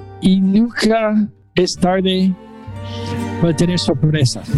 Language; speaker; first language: Spanish; non-native, fluent; English